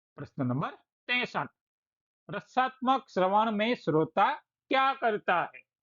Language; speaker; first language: Hindi; non-native, local second language; Gujarati